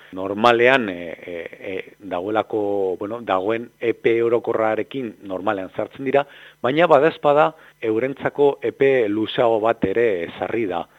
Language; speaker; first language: Basque; native; Basque